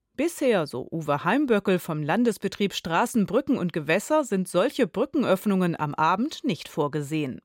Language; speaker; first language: German; native; German